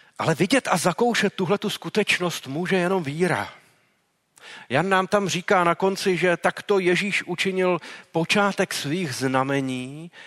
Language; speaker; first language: Czech; native; Czech